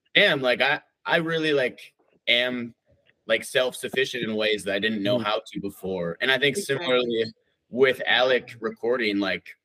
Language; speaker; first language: English; native; English